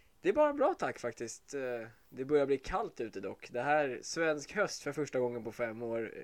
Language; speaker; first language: Swedish; native; Swedish